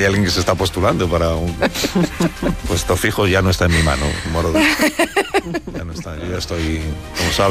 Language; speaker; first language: Spanish; native; Spanish